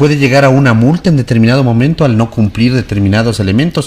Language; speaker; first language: Spanish; native; Spanish